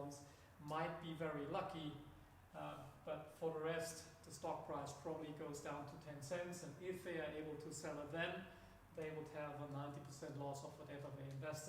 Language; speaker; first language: English; non-native, fluent; German